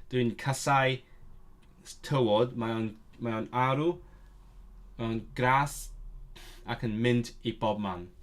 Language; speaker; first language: Welsh; non-native, learner; Cantonese